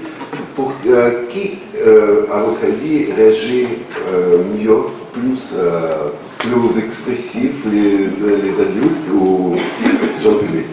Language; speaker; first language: French; non-native, learner; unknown